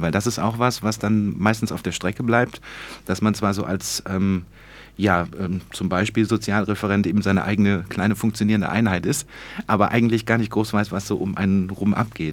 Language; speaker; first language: German; native; German